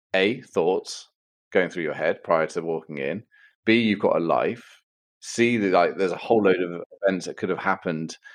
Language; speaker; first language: English; native; English